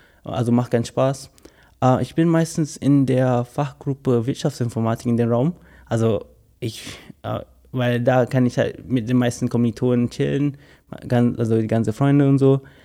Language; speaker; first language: German; non-native, fluent; English